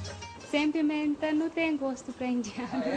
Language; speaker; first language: Portuguese; non-native, learner; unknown